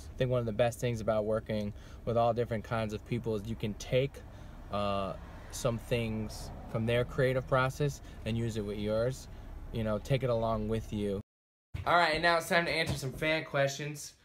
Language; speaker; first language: English; native; English